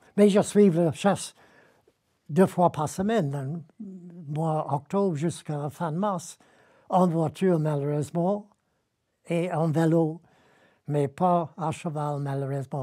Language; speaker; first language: French; non-native, learner; English